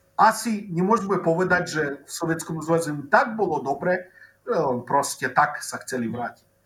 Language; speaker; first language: Slovak; non-native, local second language; Rusyn